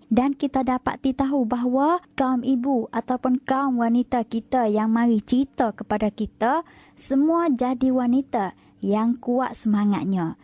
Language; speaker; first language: Malay; native; Malay